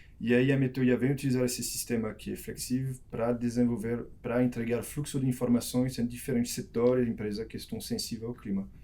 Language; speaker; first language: Portuguese; non-native, fluent; French